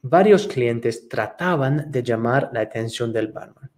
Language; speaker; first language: Spanish; non-native, fluent; English